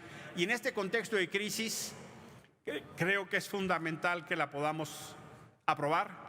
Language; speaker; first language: Spanish; native; Spanish